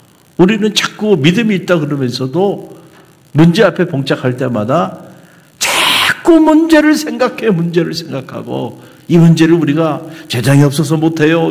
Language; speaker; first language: Korean; native; Korean